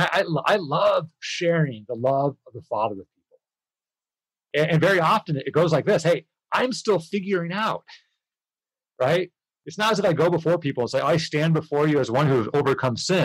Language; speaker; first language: English; native; English